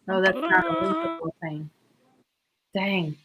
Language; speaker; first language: English; native; English